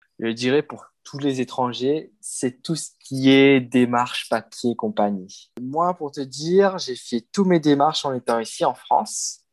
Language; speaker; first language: French; non-native, local second language; Morisyen